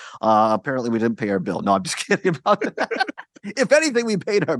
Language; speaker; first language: English; native; English